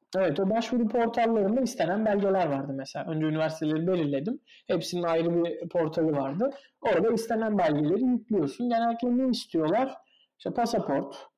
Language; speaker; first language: Turkish; native; Turkish